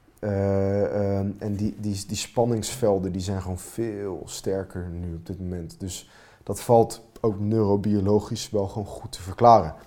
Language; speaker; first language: Dutch; non-native, fluent; Finnish